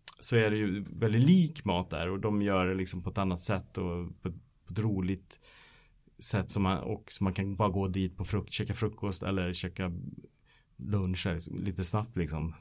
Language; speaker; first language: Swedish; native; Swedish